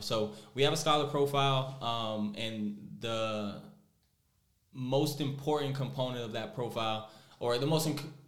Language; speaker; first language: English; native; English